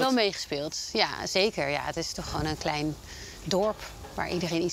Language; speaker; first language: Dutch; native; Dutch